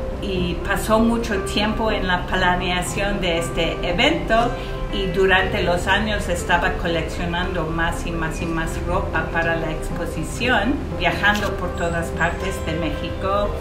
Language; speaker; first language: Spanish; early bilingual, heritage; English